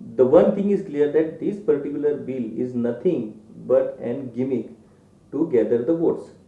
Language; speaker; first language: English; non-native, local second language; Marathi